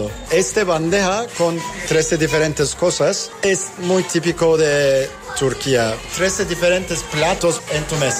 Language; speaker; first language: Spanish; non-native, learner; Turkish